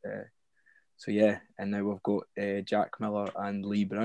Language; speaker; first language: English; native; English